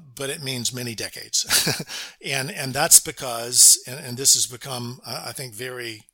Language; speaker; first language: English; native; English